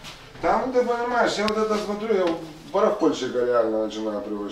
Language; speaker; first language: Russian; native; Russian